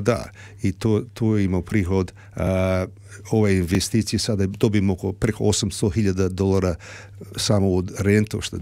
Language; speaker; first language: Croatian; early bilingual, heritage; Serbian